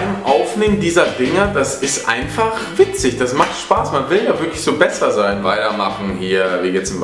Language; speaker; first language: German; native; German